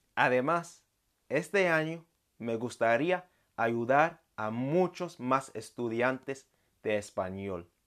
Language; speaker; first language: Spanish; non-native, fluent; English